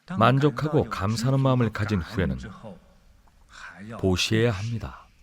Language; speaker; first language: Korean; native; Korean